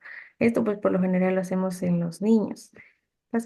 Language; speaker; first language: Spanish; native; Spanish